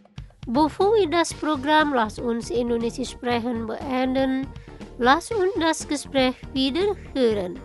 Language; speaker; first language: German; non-native, learner; Indonesian